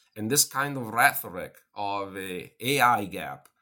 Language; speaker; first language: English; non-native, fluent; Italian